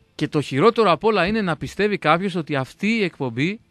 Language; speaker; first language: Greek; native; Greek